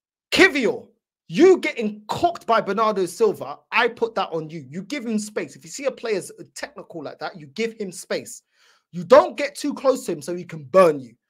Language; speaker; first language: English; early bilingual, other home language; Portuguese